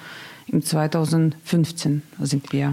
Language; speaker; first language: German; non-native, learner; Russian